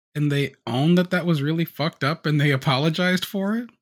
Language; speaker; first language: English; native; English